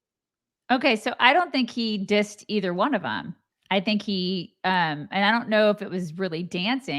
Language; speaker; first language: English; native; English